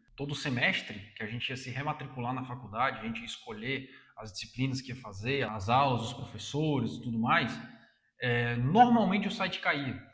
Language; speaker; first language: Portuguese; native; Portuguese